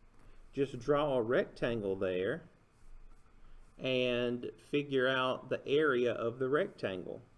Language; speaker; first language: English; native; English